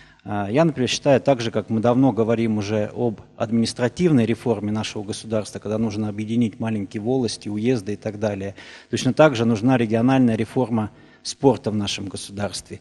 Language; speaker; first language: Russian; native; Russian